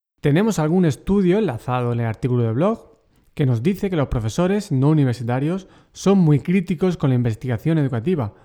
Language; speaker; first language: Spanish; native; Spanish